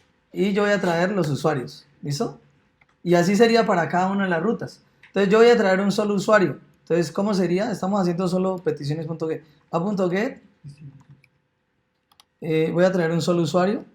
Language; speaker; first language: Spanish; native; Spanish